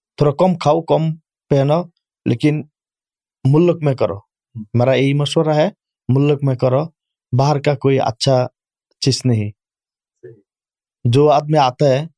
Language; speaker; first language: Urdu; non-native, learner; Bangla